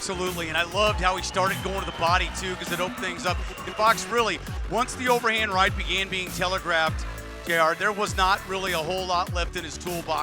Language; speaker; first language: English; native; English